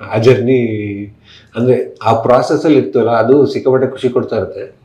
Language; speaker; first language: Kannada; native; Kannada